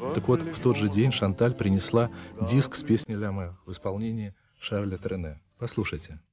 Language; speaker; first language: Russian; native; Russian